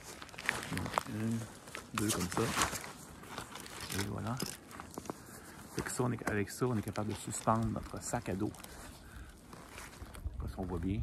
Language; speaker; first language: French; native; French